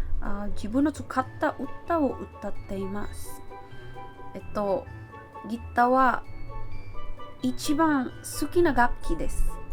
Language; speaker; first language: Japanese; non-native, learner; Filipino